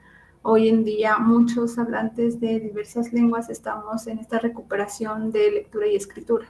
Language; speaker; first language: Spanish; non-native, local second language; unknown